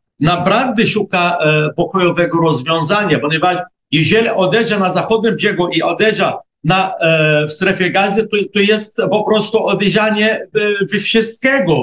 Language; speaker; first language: Polish; non-native, fluent; Arabic